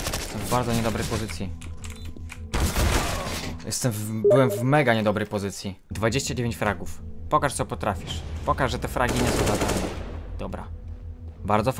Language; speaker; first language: Polish; native; Polish